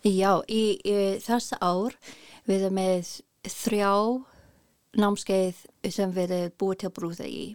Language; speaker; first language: Icelandic; non-native, learner; English